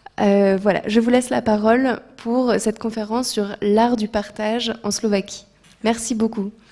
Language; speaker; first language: French; native; French